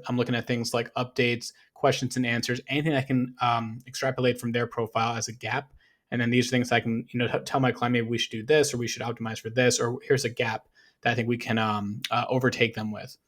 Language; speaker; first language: English; native; English